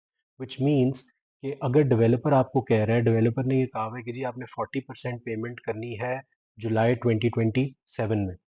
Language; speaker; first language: Hindi; non-native, local second language; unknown